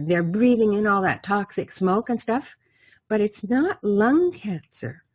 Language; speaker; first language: English; native; English